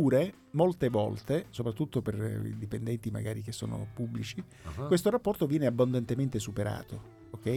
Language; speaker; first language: Italian; native; Italian